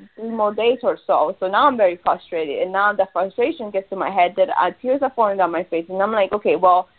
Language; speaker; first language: English; early bilingual, other home language; Spanish